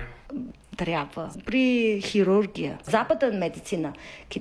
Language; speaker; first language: Bulgarian; non-native, learner; Chinese